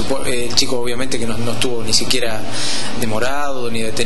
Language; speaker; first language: Spanish; native; Spanish